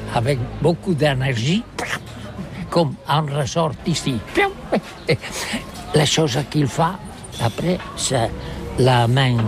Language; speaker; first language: French; non-native, learner; Catalan